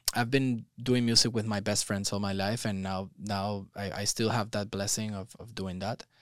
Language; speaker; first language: English; non-native, local second language; Spanish